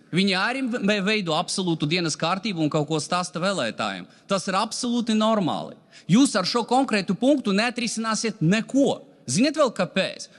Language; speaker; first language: Latvian; non-native, local second language; Russian